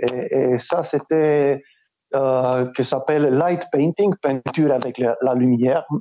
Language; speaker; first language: French; non-native, fluent; Romanian